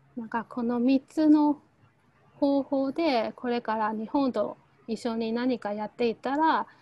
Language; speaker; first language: Japanese; non-native, fluent; Chinese